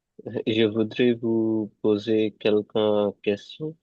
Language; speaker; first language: French; non-native, learner; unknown